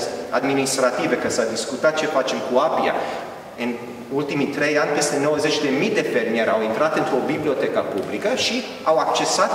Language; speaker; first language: Romanian; early bilingual, heritage; Romanian